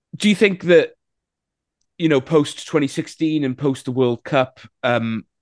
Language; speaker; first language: English; native; English